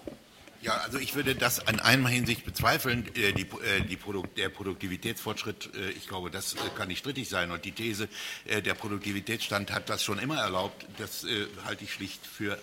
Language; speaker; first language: German; native; German